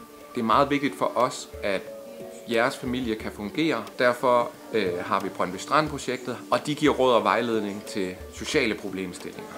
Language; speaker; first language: Danish; native; Danish